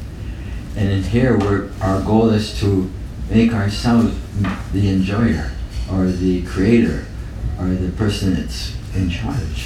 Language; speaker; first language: English; native; English